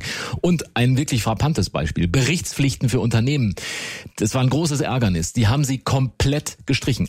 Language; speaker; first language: German; native; German